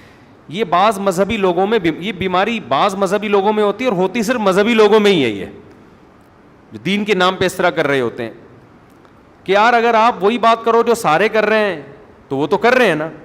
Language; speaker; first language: Urdu; native; Urdu